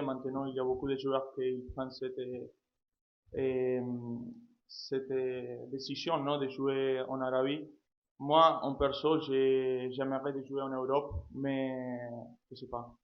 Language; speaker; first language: French; non-native, fluent; Spanish